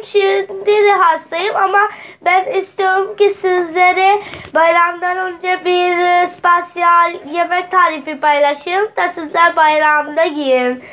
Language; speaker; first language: Turkish; non-native, learner; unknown